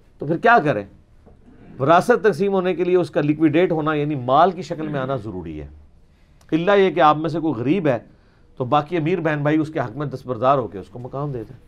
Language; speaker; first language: Urdu; non-native, local second language; Punjabi